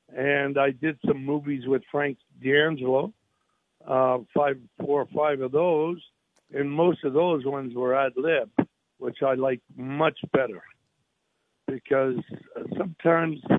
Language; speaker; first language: English; native; English